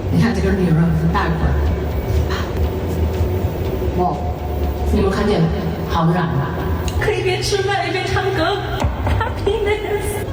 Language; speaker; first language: Chinese; non-native, fluent; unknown